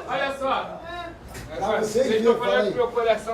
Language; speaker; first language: Portuguese; native; Portuguese